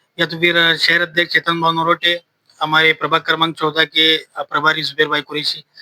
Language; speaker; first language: Hindi; native; Hindi